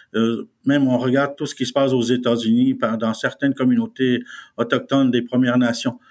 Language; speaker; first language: French; non-native, fluent; Innu-aimun